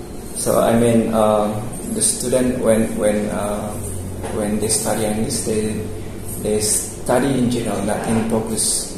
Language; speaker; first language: English; non-native, local second language; Indonesian